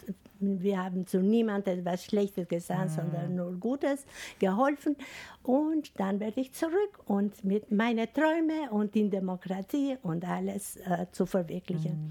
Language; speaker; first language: German; non-native, fluent; Albanian